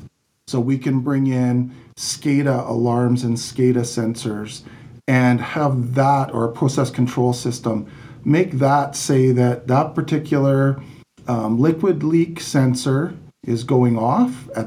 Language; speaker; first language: English; native; English